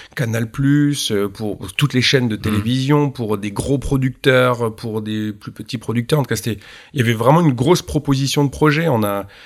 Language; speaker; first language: French; native; French